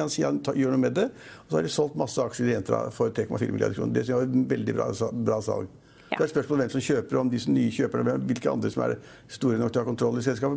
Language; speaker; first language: Norwegian; native; Norwegian